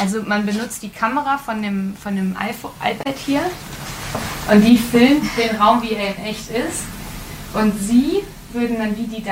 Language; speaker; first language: German; native; German